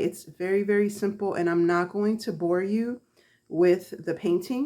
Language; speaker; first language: English; native; English